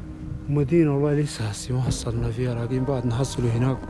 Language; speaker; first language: Arabic; native; Arabic